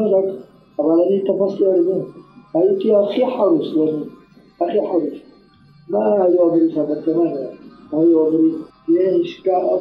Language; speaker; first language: Hebrew; non-native, fluent; Arabic